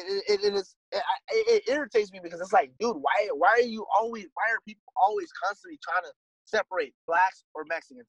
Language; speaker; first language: English; native; English